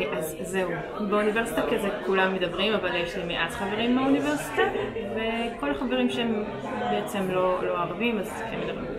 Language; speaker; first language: Hebrew; non-native, local second language; Arabic